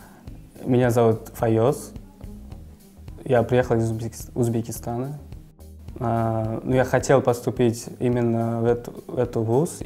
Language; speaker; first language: Russian; non-native, fluent; Uzbek